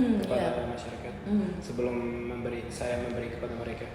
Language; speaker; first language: Indonesian; non-native, learner; Uzbek